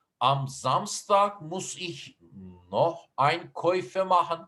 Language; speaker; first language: German; non-native, fluent; Turkish